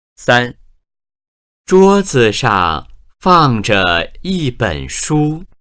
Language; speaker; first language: Chinese; native; Chinese